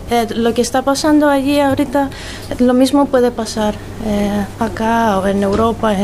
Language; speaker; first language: Spanish; non-native, fluent; Greek